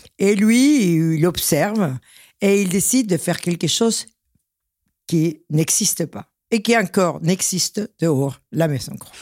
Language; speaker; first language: French; non-native, fluent; Spanish